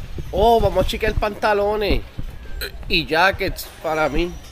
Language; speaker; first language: Spanish; native; Spanish